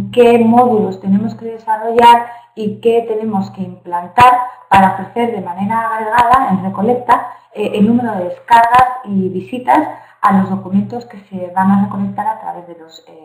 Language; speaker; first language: Spanish; native; Spanish